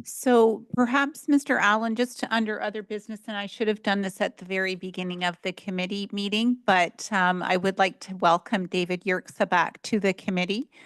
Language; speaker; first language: English; native; English